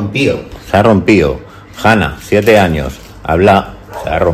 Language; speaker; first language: Spanish; native; Spanish